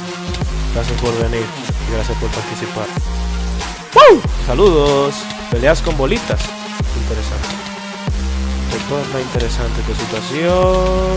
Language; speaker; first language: Spanish; native; Spanish